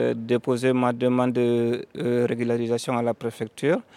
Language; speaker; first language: French; non-native, local second language; Fula